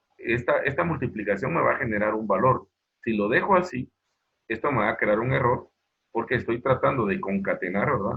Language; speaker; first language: Spanish; native; Spanish